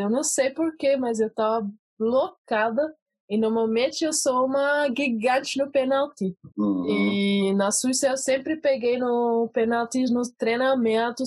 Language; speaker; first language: Portuguese; early bilingual, heritage; Portuguese